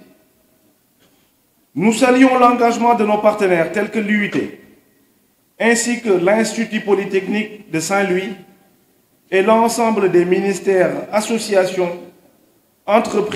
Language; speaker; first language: French; non-native, local second language; Wolof